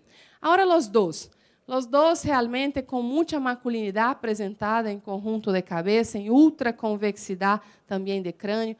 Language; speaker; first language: Spanish; non-native, fluent; Portuguese